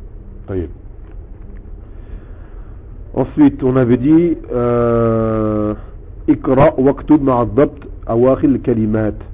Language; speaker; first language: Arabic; non-native, fluent; French